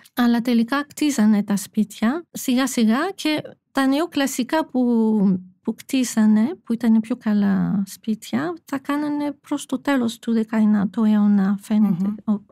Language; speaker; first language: Greek; non-native, fluent; French